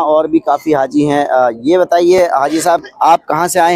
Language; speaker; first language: Hindi; native; Hindi